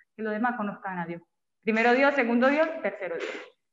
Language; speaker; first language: Spanish; native; Spanish